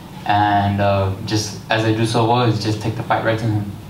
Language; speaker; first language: English; early bilingual, other home language; Spanish